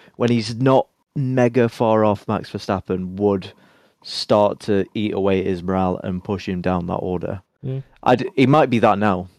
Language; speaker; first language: English; native; English